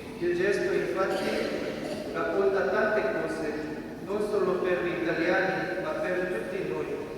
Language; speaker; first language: Italian; non-native, fluent; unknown